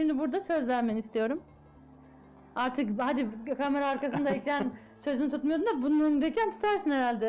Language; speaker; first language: Turkish; native; Turkish